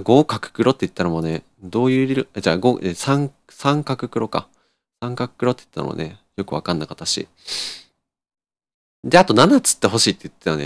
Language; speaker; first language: Japanese; native; Japanese